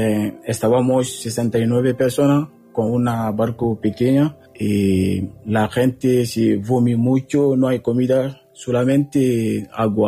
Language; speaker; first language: Spanish; non-native, learner; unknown